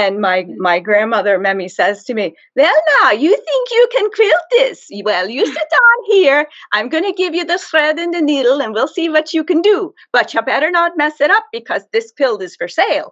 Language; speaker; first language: English; native; English